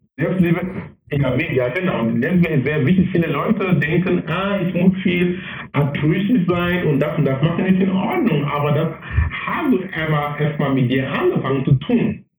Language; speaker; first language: German; non-native, fluent; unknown